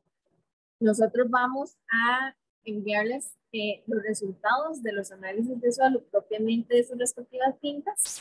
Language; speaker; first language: Spanish; native; Spanish